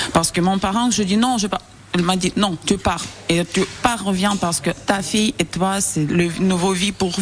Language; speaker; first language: French; non-native, learner; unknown